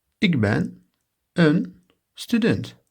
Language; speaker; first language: Dutch; non-native, learner; Turkish